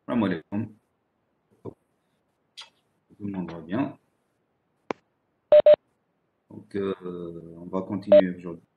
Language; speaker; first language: French; non-native, local second language; Arabic